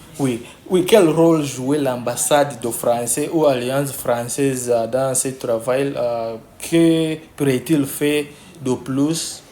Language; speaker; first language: French; non-native, fluent; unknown